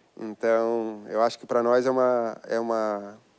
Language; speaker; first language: Portuguese; native; Portuguese